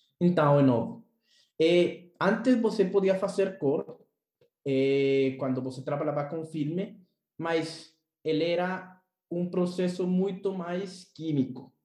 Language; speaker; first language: Portuguese; non-native, learner; Spanish